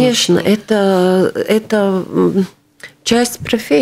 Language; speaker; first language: Russian; non-native, local second language; Latvian